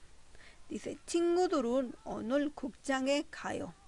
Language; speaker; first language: Korean; non-native, fluent; Spanish